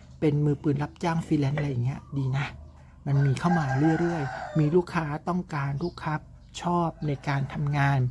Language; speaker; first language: Thai; native; Thai